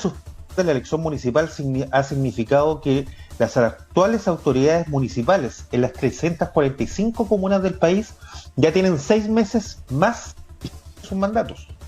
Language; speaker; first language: Spanish; native; Spanish